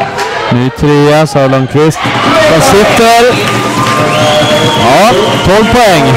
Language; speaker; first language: Swedish; native; Swedish